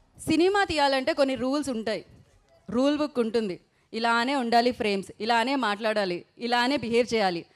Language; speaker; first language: Telugu; native; Telugu